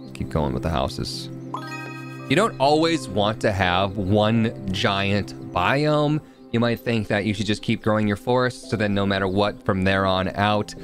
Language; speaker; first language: English; native; English